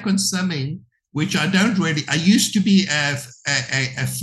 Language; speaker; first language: English; native; English